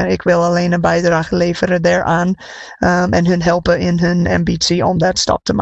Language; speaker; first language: Dutch; non-native, fluent; English